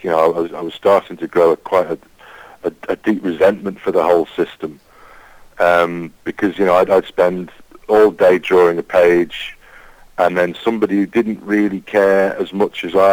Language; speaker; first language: English; native; English